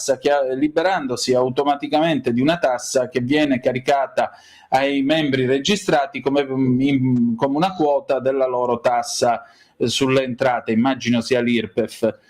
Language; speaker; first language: Italian; native; Italian